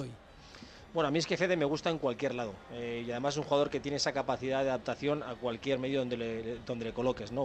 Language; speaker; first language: Spanish; native; Spanish